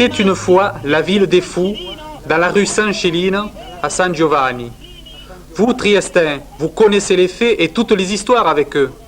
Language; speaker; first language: French; native; French